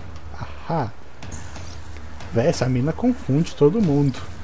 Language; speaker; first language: Portuguese; native; Portuguese